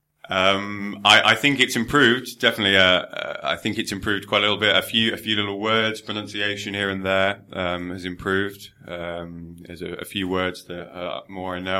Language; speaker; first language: English; native; English